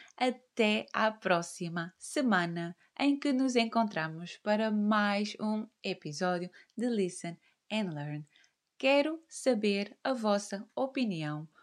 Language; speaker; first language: Portuguese; native; Portuguese